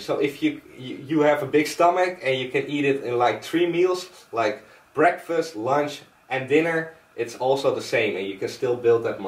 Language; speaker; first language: English; non-native, fluent; Dutch